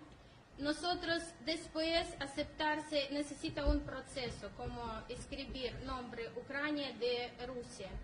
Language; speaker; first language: Spanish; non-native, learner; Ukrainian